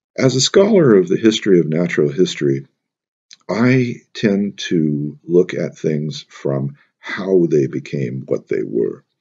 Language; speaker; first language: English; native; English